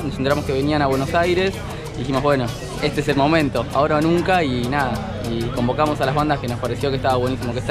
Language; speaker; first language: Spanish; native; Spanish